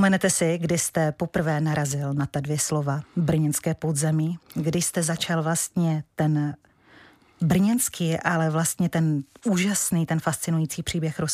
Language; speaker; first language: Czech; native; Czech